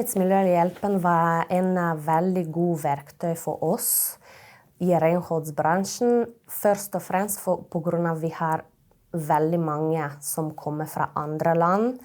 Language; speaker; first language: Norwegian; non-native, fluent; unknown